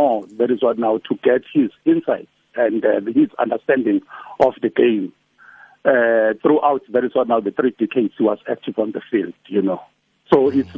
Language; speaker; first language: English; non-native, local second language; Zulu